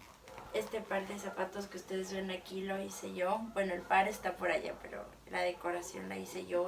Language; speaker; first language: Spanish; native; Spanish